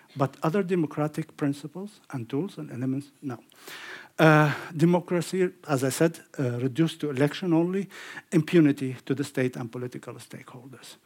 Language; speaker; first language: English; non-native, fluent; Arabic